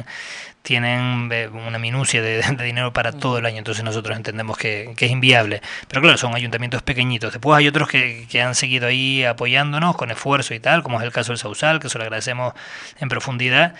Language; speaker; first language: Spanish; native; Spanish